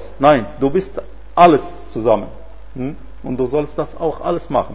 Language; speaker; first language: German; non-native, fluent; Arabic